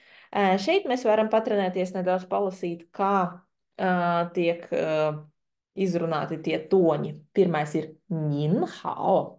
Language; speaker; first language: Latvian; non-native, fluent; Chinese